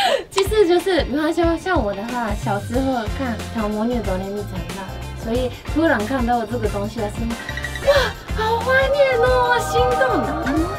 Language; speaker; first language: Chinese; non-native, fluent; Japanese